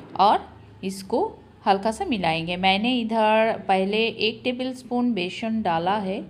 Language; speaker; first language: Hindi; non-native, local second language; Bangla